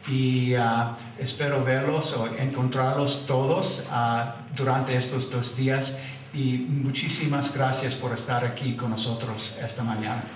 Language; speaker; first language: Spanish; non-native, fluent; English